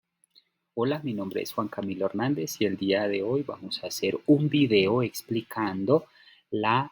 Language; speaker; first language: Spanish; native; Spanish